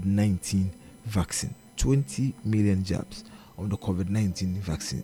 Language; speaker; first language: English; non-native, local second language; Akan